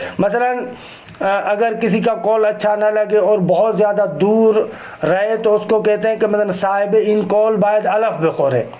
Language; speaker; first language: Urdu; non-native, local second language; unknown